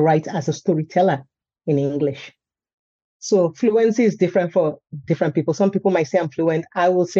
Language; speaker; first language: English; non-native, local second language; Yoruba